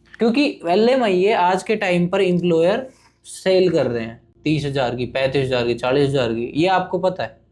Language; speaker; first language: Hindi; native; Hindi